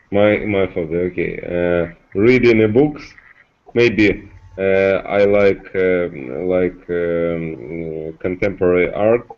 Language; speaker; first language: English; non-native, learner; Russian